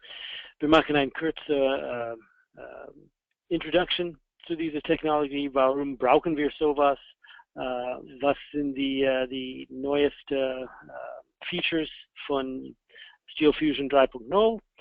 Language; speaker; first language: German; non-native, fluent; English